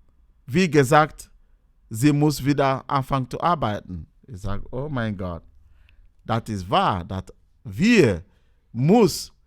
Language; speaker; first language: German; non-native, learner; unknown